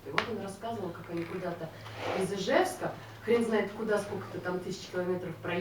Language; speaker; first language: Russian; native; Russian